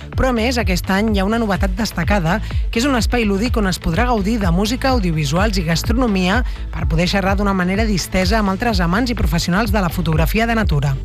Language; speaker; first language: Catalan; native; Catalan